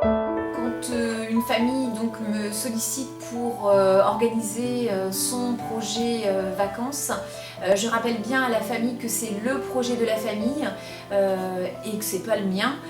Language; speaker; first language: French; native; French